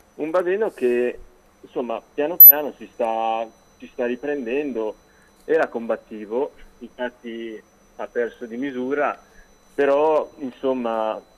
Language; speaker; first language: Italian; native; Italian